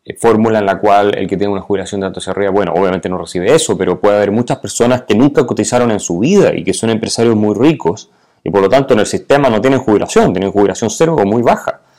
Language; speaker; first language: Spanish; native; Spanish